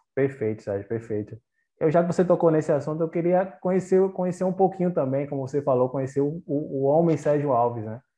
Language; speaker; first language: Portuguese; native; Portuguese